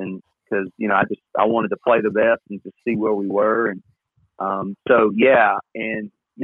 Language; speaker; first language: English; native; English